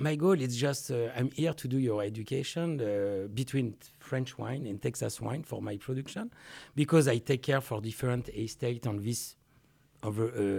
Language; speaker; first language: English; non-native, learner; French